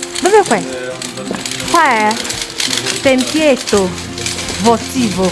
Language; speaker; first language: Italian; non-native, learner; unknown